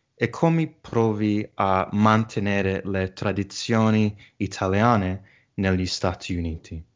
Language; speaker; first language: Italian; non-native, learner; English